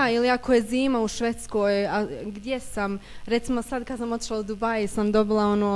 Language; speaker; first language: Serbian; early bilingual, heritage; Bosnian